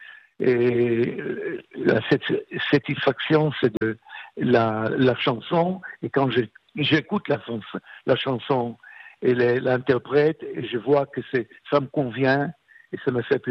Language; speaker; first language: French; non-native, fluent; Hebrew